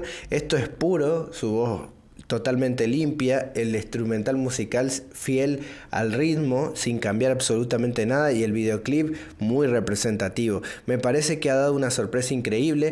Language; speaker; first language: Spanish; native; Spanish